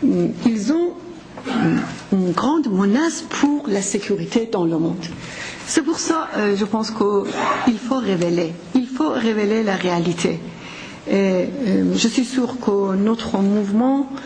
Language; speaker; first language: French; non-native, fluent; Persian